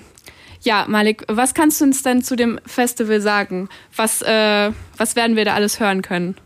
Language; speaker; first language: German; native; German